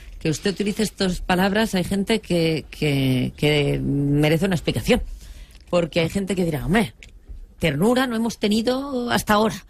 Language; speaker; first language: Spanish; non-native, local second language; Catalan